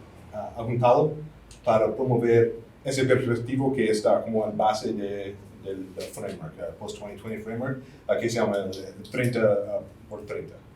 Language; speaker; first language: Spanish; non-native, fluent; English